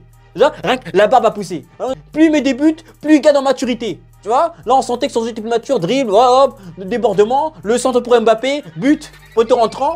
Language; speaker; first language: French; native; French